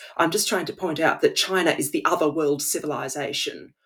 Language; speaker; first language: English; native; English